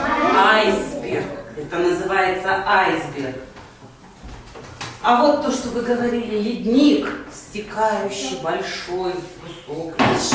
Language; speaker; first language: Russian; native; Russian